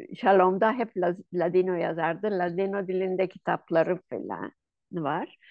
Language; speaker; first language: Turkish; non-native, local second language; Ladino